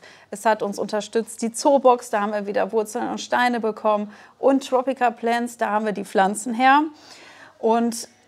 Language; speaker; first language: German; native; German